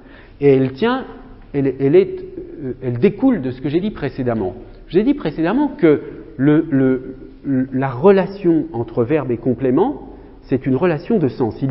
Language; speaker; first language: French; native; French